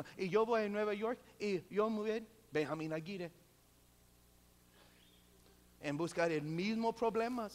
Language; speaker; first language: Spanish; non-native, local second language; English